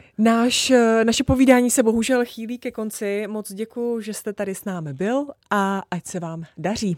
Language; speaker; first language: Czech; native; Czech